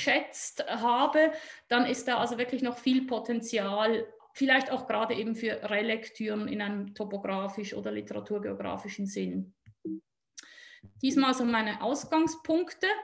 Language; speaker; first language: German; native; German